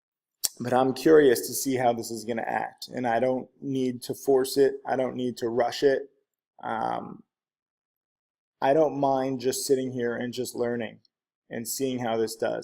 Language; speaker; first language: English; native; English